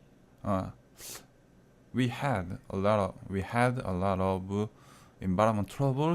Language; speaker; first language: English; non-native, learner; Korean